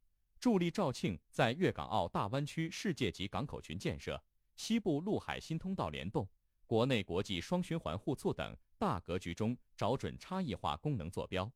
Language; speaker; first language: Chinese; native; Chinese